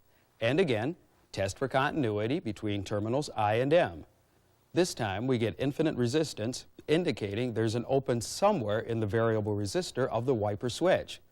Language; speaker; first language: English; native; English